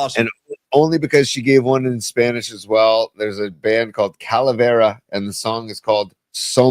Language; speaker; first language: English; native; English